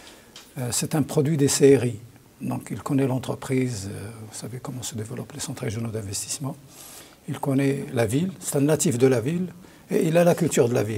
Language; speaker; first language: French; non-native, local second language; Arabic